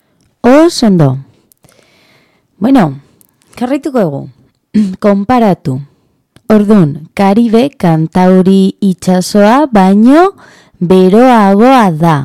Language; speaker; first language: Basque; non-native, learner; Spanish